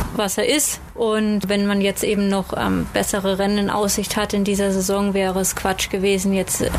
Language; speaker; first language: German; native; German